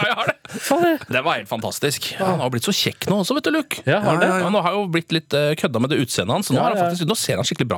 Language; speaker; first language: Norwegian; native; Norwegian